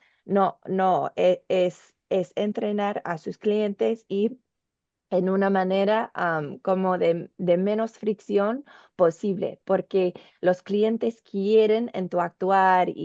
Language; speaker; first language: Spanish; non-native, learner; English